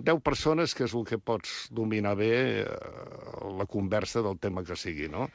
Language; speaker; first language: Catalan; native; Catalan